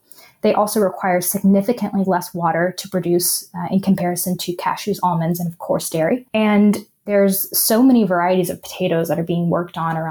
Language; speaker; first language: English; native; English